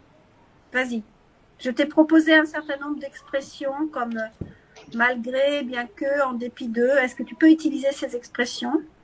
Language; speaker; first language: French; native; French